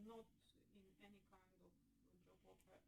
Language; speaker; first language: English; non-native, learner; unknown